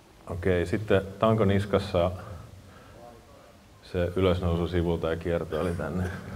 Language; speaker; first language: Finnish; native; Finnish